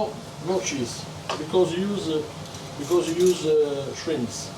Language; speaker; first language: English; non-native, learner; Italian